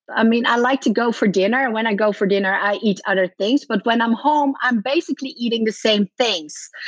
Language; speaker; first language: English; non-native, fluent; Dutch